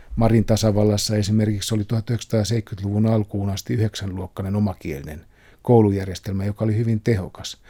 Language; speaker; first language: Finnish; native; Finnish